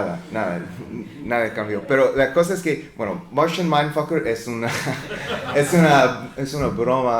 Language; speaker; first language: Spanish; non-native, learner; English